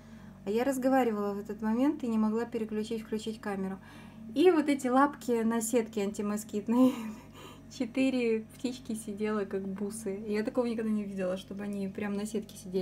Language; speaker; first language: Russian; native; Russian